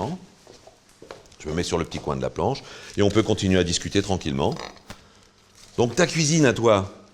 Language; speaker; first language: French; native; French